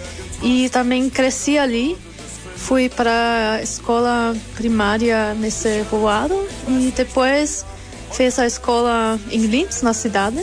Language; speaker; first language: Portuguese; non-native, learner; German